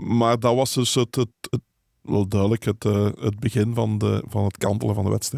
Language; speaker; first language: Dutch; native; Dutch